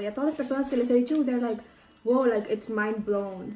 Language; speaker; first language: English; early bilingual, other home language; Spanish